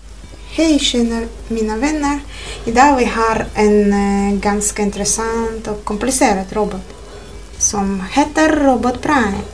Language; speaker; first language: Swedish; non-native, learner; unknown